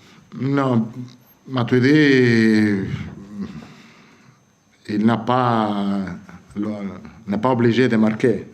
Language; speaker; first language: French; non-native, fluent; Italian